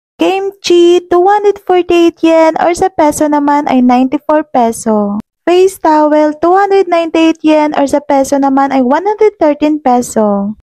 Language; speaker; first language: Filipino; native; Filipino